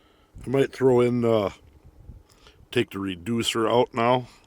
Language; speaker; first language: English; native; English